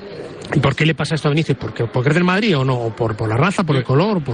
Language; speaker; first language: Spanish; native; Spanish